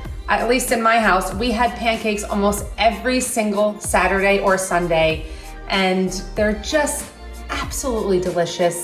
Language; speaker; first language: English; native; English